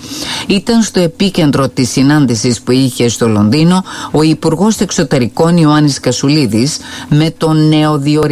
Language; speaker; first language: Greek; native; Greek